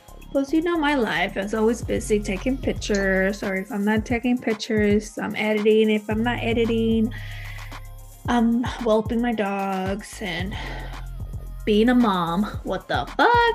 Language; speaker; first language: English; early bilingual, other home language; Spanish